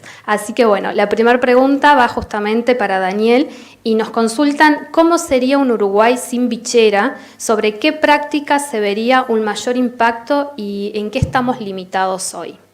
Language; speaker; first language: Spanish; native; Spanish